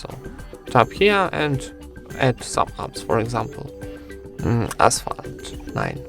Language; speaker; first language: English; non-native, fluent; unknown